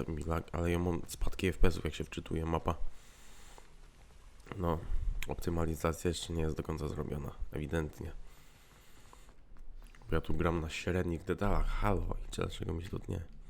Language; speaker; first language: Polish; native; Polish